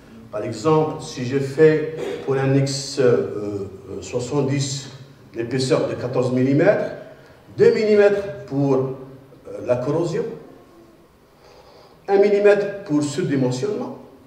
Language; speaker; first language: French; non-native, local second language; Arabic